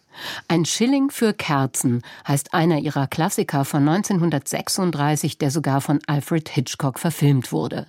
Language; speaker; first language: German; native; German